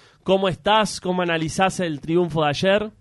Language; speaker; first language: Spanish; native; Spanish